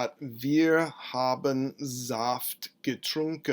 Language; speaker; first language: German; non-native, fluent; English